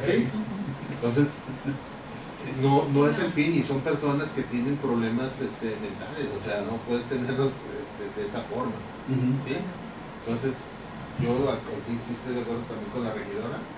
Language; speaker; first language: Spanish; native; Spanish